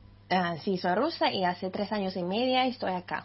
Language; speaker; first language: Spanish; non-native, fluent; Russian